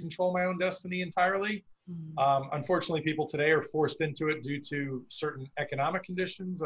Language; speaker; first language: English; native; English